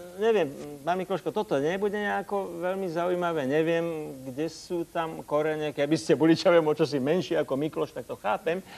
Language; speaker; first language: Slovak; native; Slovak